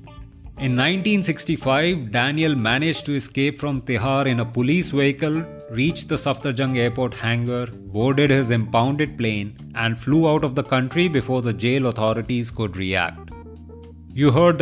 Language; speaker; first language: English; non-native, local second language; Hindi